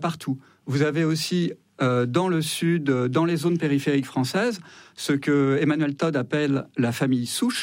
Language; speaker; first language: French; native; French